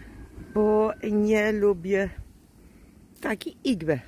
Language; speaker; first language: Polish; non-native, learner; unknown